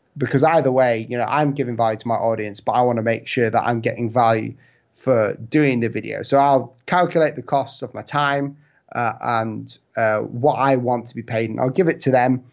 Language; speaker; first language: English; native; English